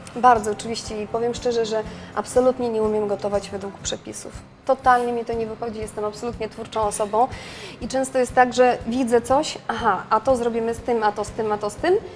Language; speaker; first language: Polish; non-native, fluent; Russian